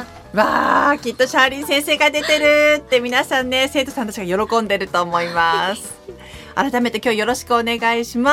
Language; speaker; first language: Japanese; native; Japanese